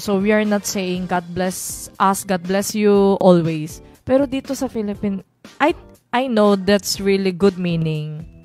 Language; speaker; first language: English; non-native, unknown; Korean